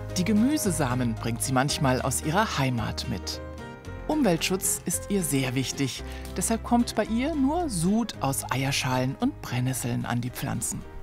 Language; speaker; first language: German; native; German